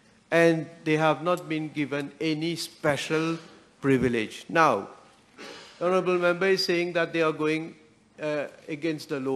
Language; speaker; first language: English; non-native, local second language; Morisyen